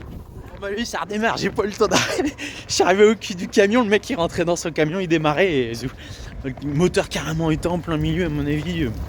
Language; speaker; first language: French; native; French